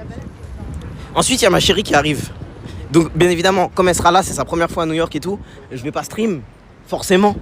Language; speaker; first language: French; native; French